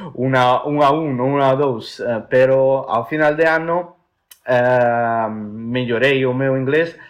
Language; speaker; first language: Galician; non-native, fluent; Italian